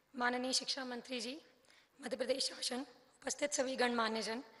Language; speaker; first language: Hindi; native; Hindi